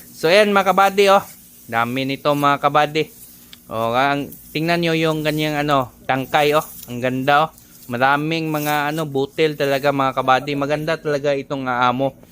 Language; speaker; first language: Filipino; non-native, local second language; Cebuano